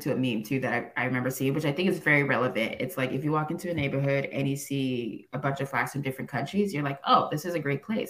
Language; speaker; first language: English; native; English